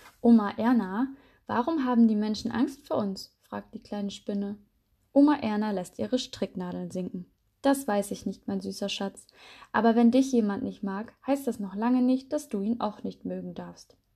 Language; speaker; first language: German; native; German